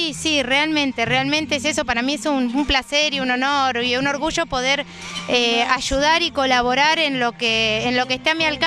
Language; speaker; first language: Spanish; native; Spanish